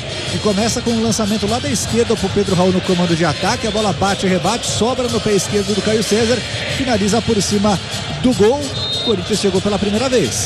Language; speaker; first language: Portuguese; native; Portuguese